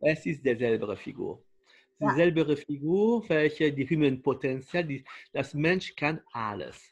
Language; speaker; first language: German; non-native, fluent; French